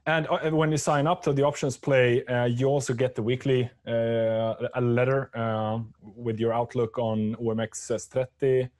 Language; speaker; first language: English; non-native, fluent; Swedish